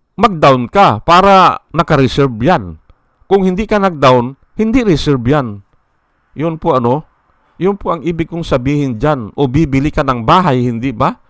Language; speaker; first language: Filipino; native; Filipino